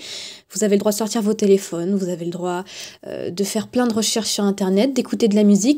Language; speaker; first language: French; native; French